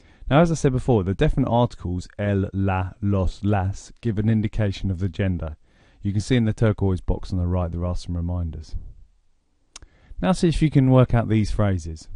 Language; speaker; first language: English; native; English